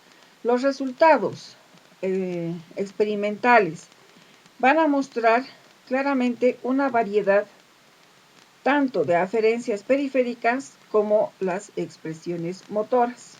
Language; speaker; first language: Spanish; native; Spanish